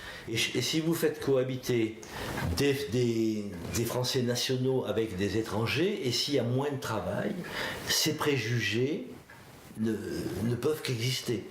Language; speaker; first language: French; native; French